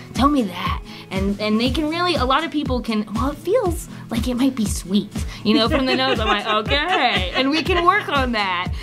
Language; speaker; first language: English; native; English